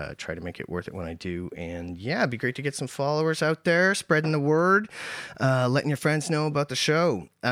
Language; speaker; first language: English; native; English